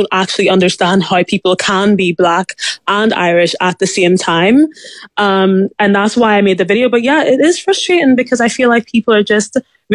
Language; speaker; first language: English; native; English